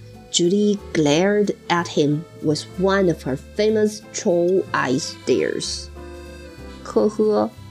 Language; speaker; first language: English; non-native, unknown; Chinese